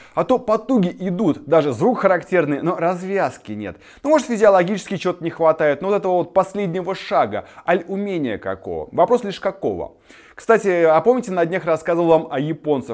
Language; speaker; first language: Russian; native; Russian